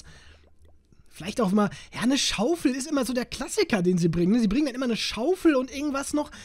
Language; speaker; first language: German; native; German